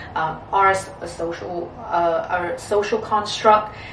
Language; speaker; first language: English; non-native, fluent; Vietnamese